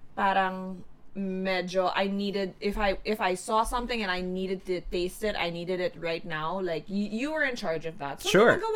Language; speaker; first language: English; non-native, local second language; Filipino